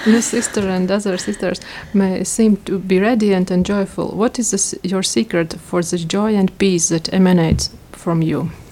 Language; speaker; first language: English; non-native, fluent; Latvian